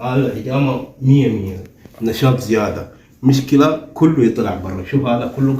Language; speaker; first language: Arabic; non-native, learner; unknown